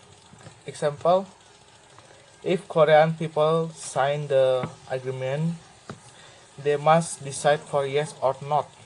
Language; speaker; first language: English; non-native, learner; Indonesian